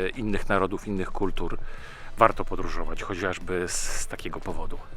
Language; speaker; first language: Polish; native; Polish